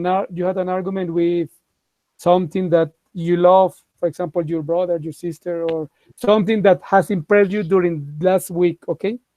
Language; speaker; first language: English; non-native, fluent; Spanish